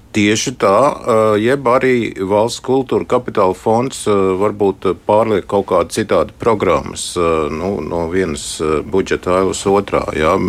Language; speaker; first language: Latvian; native; Latvian